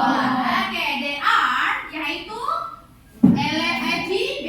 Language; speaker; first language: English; non-native, learner; Indonesian